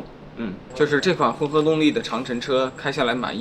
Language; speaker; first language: Chinese; native; Chinese